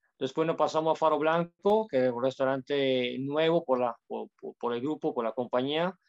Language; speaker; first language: Spanish; non-native, fluent; Italian